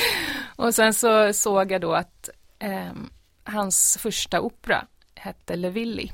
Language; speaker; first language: Swedish; native; Swedish